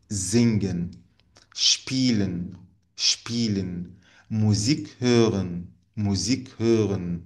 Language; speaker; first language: German; non-native, learner; Arabic